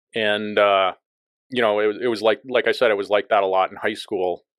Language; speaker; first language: English; native; English